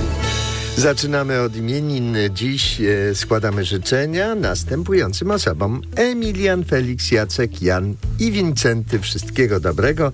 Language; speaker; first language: Polish; native; Polish